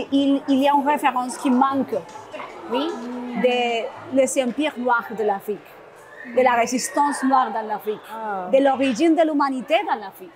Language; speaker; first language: French; non-native, learner; Spanish